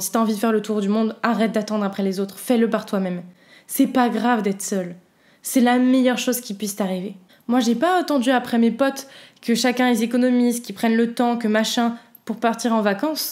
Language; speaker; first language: French; native; French